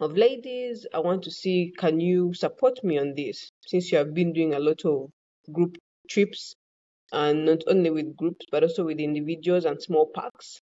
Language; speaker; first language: English; non-native, local second language; Ganda